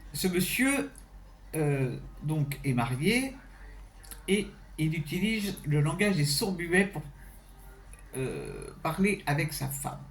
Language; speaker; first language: French; native; French